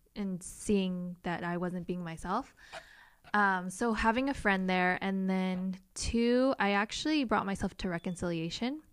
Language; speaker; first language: English; native; English